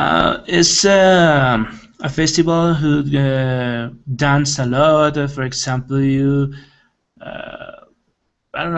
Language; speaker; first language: English; non-native, learner; Spanish